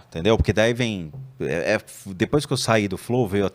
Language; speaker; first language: Portuguese; native; Portuguese